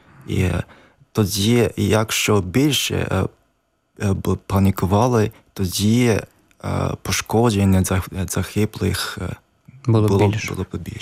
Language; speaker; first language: Ukrainian; non-native, learner; Japanese